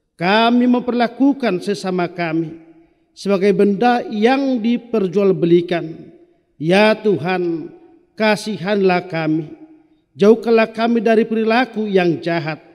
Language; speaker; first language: Indonesian; non-native, local second language; Batak Toba